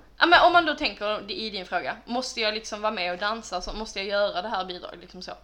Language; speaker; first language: Swedish; native; Swedish